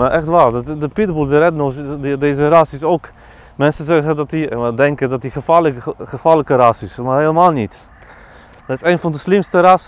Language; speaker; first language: Dutch; non-native, learner; Polish